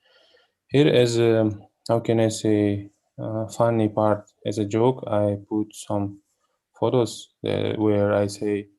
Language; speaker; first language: English; non-native, learner; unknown